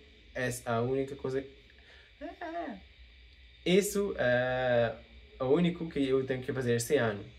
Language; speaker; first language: Portuguese; non-native, fluent; English